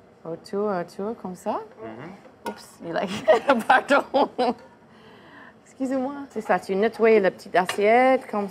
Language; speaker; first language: French; non-native, learner; English